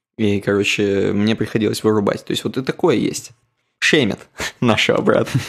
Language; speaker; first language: Russian; native; Russian